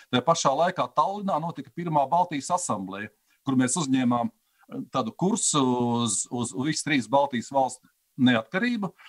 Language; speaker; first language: Latvian; native; Latvian